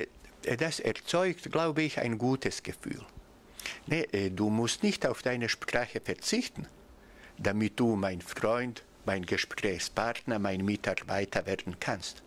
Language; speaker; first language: German; non-native, fluent; Bosnian